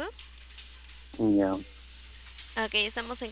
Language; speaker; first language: Spanish; native; Spanish